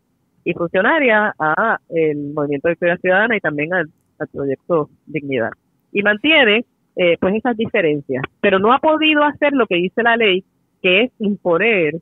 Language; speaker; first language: Spanish; native; Spanish